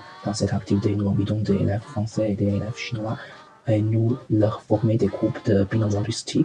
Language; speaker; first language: French; non-native, fluent; Chinese